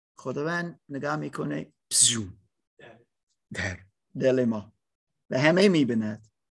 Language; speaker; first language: Persian; non-native, learner; English